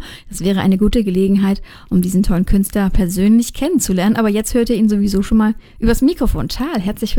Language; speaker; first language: German; native; German